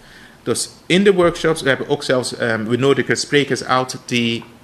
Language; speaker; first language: Dutch; non-native, fluent; English